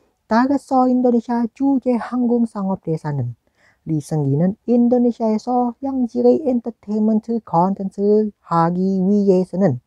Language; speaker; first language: Korean; non-native, learner; Indonesian